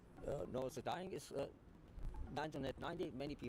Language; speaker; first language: English; non-native, learner; German